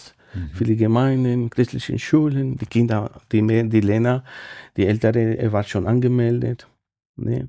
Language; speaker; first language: German; non-native, fluent; Spanish